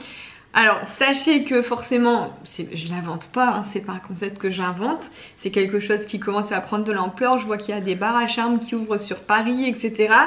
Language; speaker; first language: French; native; French